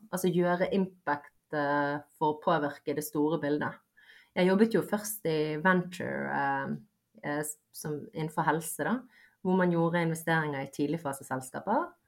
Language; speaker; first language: Norwegian; early bilingual, other home language; Bosnian